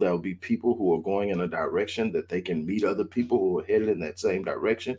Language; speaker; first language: English; native; English